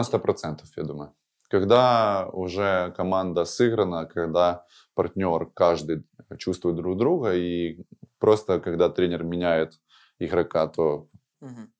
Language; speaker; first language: Russian; native; Russian